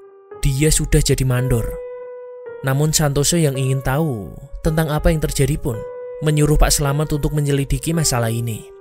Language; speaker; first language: Indonesian; native; Indonesian